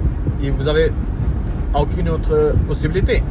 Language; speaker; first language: French; non-native, fluent; Portuguese